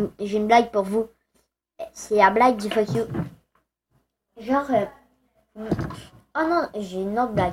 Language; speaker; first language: French; native; French